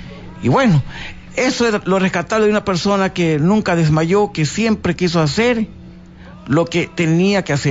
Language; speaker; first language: Spanish; native; Spanish